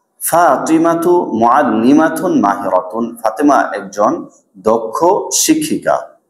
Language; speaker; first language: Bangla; native; Bangla